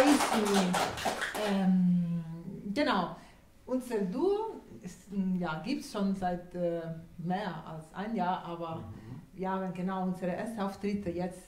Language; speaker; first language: German; non-native, fluent; Italian